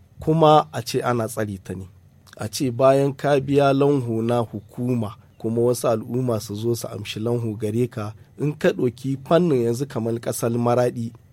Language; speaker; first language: Hausa; native; Hausa